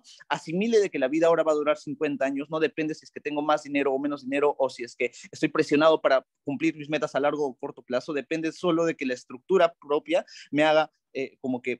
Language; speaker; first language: Spanish; native; Spanish